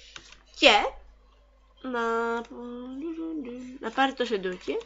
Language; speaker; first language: Greek; native; Greek